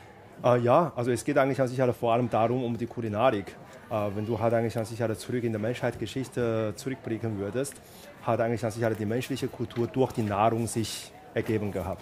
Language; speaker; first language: German; non-native, fluent; Chinese